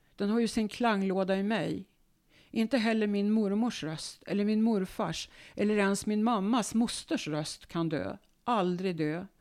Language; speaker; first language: Swedish; native; Swedish